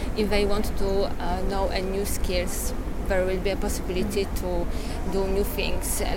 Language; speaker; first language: English; non-native, learner; Polish